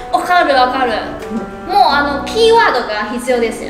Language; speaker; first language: Japanese; non-native, fluent; Chinese